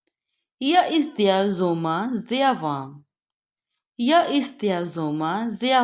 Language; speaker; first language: German; non-native, learner; Urdu